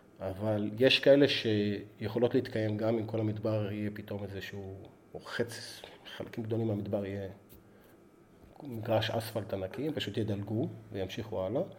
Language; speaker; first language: Hebrew; native; Hebrew